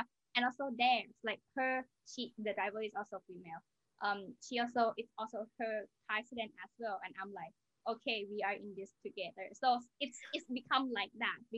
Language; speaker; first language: English; non-native, learner; Thai